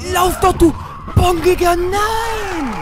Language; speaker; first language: German; native; German